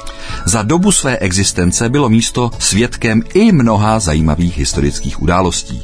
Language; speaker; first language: Czech; native; Czech